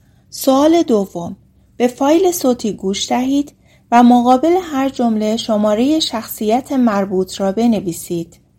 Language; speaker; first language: Persian; native; Persian